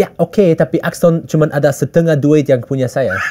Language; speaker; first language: Indonesian; early bilingual, heritage; English